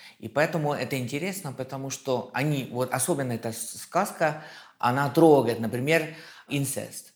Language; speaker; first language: Russian; non-native, fluent; French